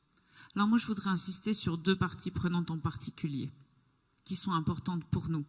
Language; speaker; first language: French; native; French